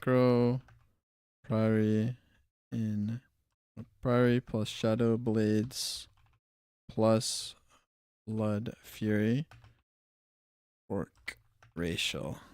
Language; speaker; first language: English; native; English